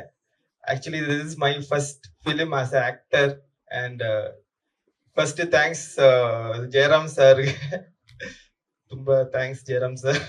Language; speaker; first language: Kannada; non-native, fluent; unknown